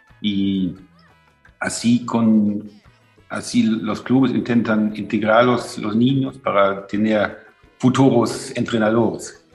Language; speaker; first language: Spanish; non-native, fluent; German